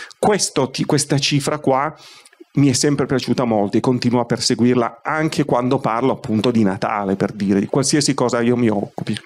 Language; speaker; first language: Italian; native; Italian